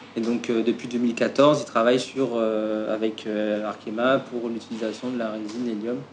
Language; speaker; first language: French; native; French